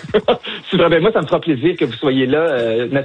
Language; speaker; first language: French; native; French